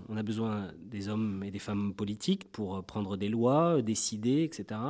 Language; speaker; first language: French; native; French